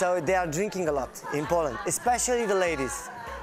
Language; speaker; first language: English; non-native, fluent; Romanian